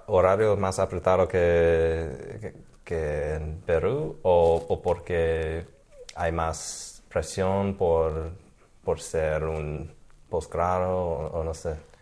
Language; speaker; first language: Spanish; non-native, fluent; English